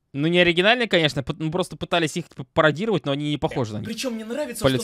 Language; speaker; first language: Russian; native; Russian